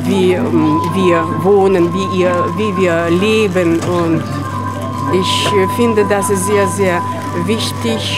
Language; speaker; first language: German; non-native, learner; Russian